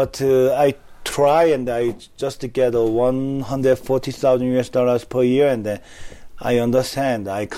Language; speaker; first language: English; non-native, learner; Korean